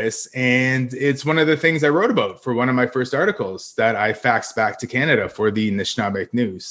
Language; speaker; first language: English; native; English